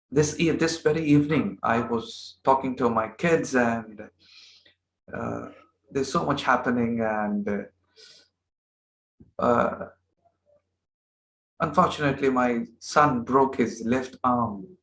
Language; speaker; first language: English; non-native, local second language; Hindi